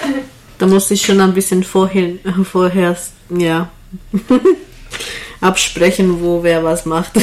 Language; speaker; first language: German; non-native, fluent; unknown